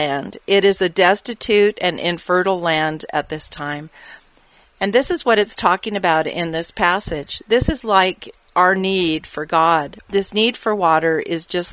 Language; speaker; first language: English; native; English